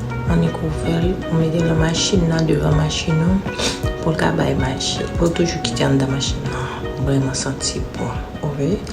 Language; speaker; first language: French; non-native, learner; Haitian Creole